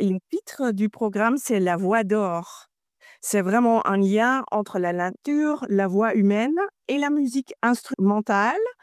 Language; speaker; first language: French; non-native, fluent; Dutch